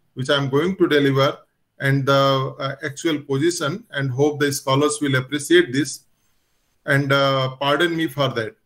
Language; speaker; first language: English; non-native, local second language; Hindi